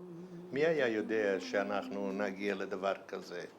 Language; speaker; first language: Hebrew; non-native, fluent; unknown